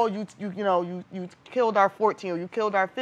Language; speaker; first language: English; native; English